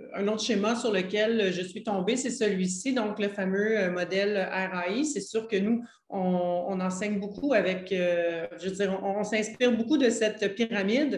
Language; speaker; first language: French; native; French